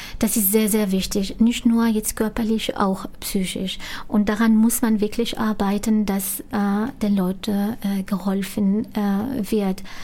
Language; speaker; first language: German; non-native, fluent; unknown